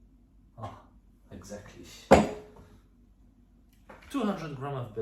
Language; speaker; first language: English; non-native, fluent; French